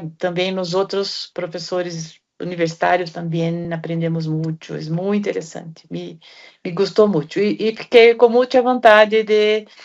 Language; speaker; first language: Portuguese; non-native, fluent; Spanish